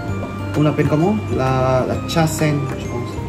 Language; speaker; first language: French; non-native, learner; Vietnamese